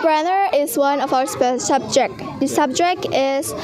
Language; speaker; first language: English; non-native, local second language; Indonesian